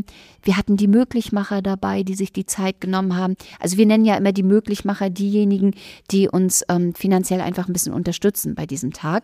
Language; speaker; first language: German; native; German